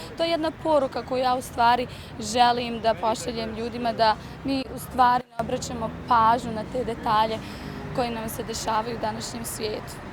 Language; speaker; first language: Bosnian; native; Bosnian